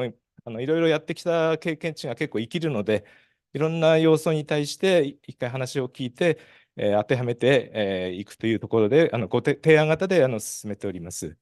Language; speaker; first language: Japanese; native; Japanese